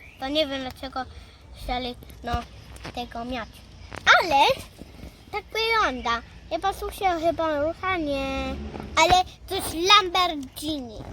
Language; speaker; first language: Polish; early bilingual, heritage; Polish